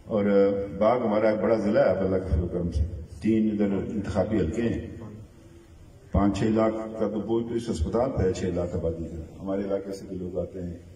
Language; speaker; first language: Urdu; non-native, local second language; Pahari-Potwari